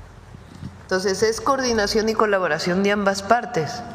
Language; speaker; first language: Spanish; native; Spanish